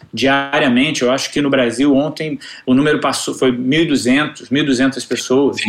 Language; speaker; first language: Portuguese; native; Portuguese